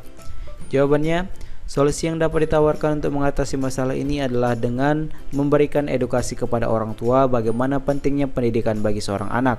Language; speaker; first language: Indonesian; native; Indonesian